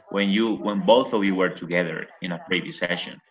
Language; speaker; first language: English; non-native, fluent; Spanish